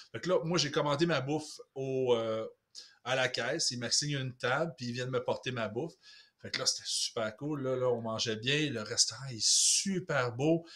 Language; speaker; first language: French; native; French